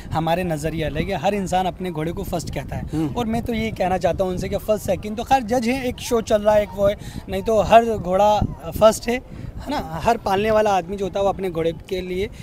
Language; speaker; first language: Hindi; native; Hindi